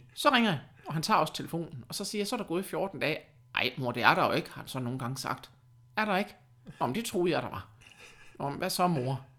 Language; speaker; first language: Danish; early bilingual, other home language; German